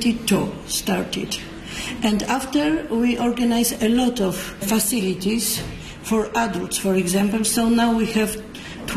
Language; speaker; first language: English; non-native, learner; Polish